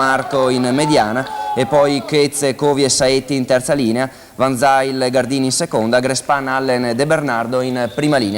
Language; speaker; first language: Italian; native; Italian